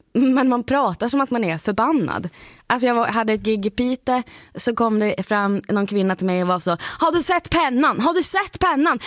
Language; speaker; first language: Swedish; native; Swedish